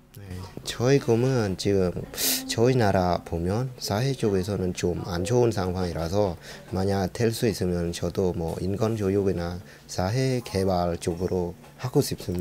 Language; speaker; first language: Korean; non-native, fluent; Khmer